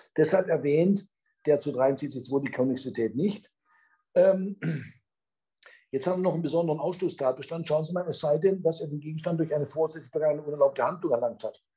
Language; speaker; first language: German; native; German